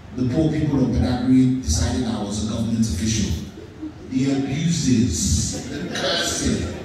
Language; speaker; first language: English; native; English